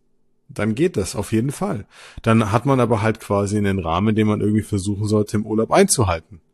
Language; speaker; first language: German; native; German